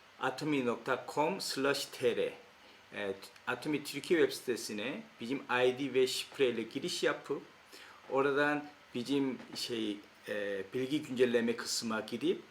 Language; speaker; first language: Turkish; non-native, fluent; Korean